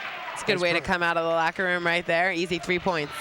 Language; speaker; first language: English; native; English